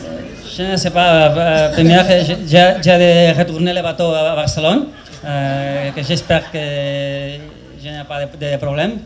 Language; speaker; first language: French; non-native, learner; Spanish